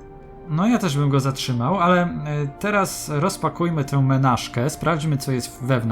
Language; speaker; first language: Polish; native; Polish